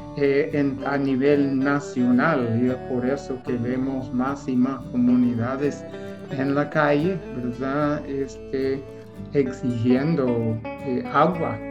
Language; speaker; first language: Spanish; non-native, fluent; English